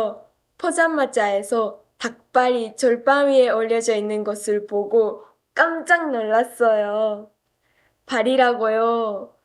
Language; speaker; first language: Korean; non-native, fluent; Japanese